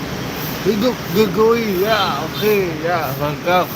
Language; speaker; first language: Indonesian; non-native, local second language; Balinese